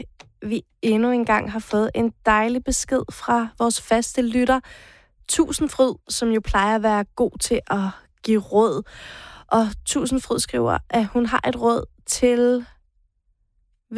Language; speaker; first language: Swedish; non-native, learner; Danish